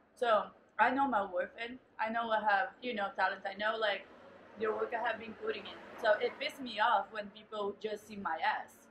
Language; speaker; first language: English; non-native, fluent; Portuguese